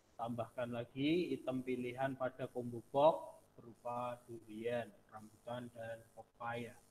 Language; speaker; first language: Indonesian; non-native, local second language; Javanese